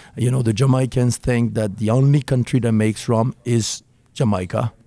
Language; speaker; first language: English; non-native, fluent; French